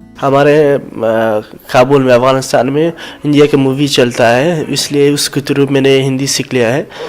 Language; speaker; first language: Hindi; non-native, fluent; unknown